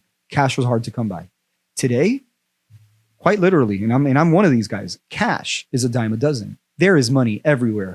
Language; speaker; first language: English; native; English